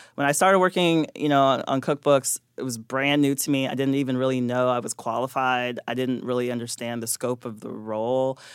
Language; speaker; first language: English; native; English